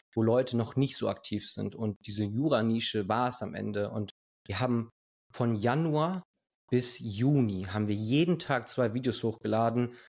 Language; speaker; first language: German; early bilingual, other home language; Spanish